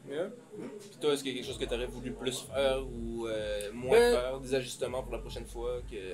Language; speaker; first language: French; native; French